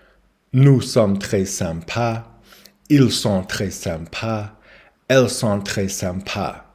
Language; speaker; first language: French; non-native, learner; English